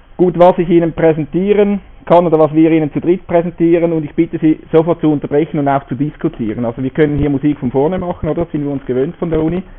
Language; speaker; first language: German; native; German